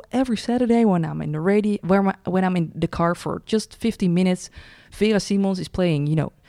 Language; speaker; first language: English; non-native, fluent; Dutch